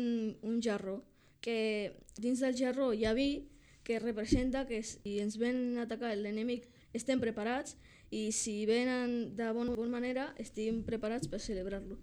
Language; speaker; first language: Catalan; early bilingual, other home language; Georgian